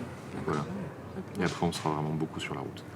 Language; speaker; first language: French; native; French